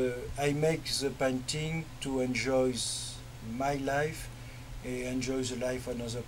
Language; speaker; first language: English; non-native, learner; French